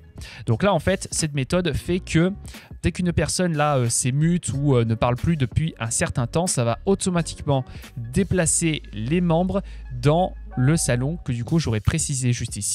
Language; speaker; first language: French; native; French